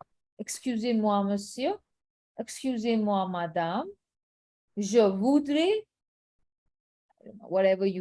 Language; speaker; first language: French; non-native, fluent; Hindi